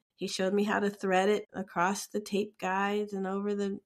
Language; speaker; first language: English; native; English